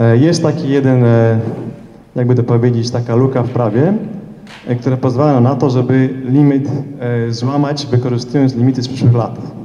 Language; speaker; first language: Polish; early bilingual, heritage; Polish